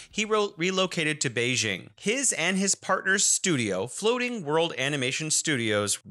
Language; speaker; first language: English; native; English